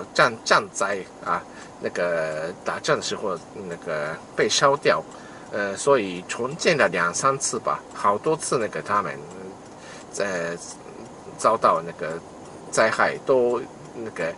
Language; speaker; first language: Chinese; non-native, fluent; Japanese